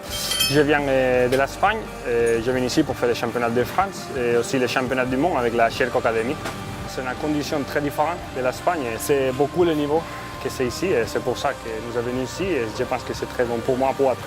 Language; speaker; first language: French; non-native, learner; Spanish